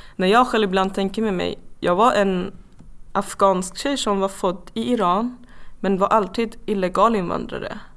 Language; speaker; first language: Swedish; non-native, fluent; Persian